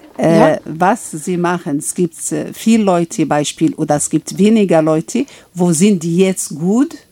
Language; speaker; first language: German; non-native, learner; Arabic